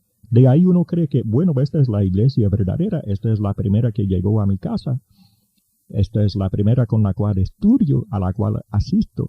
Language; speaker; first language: Spanish; native; Spanish